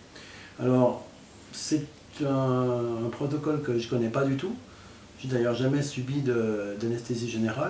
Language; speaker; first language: French; native; French